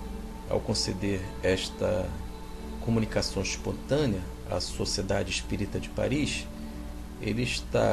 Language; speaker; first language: Portuguese; native; Portuguese